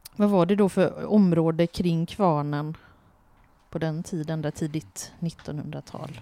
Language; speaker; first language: Swedish; native; Swedish